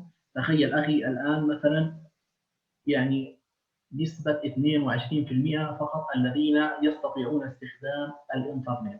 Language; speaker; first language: Arabic; native; Arabic